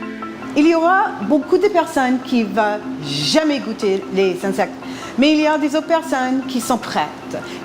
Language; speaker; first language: French; non-native, fluent; English